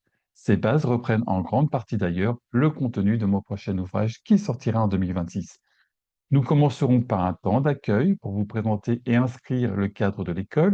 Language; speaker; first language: French; native; French